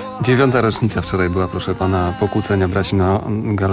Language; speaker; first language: Polish; native; Polish